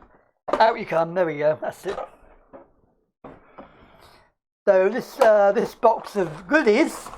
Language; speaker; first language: English; native; English